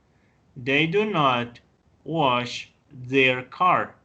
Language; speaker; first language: English; non-native, fluent; Spanish